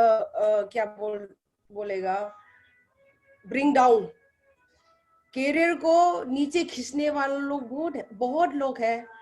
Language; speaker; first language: Hindi; non-native, local second language; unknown